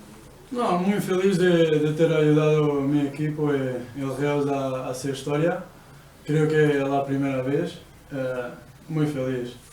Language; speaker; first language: Spanish; non-native, fluent; Portuguese